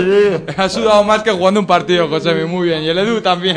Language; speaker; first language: Spanish; native; Spanish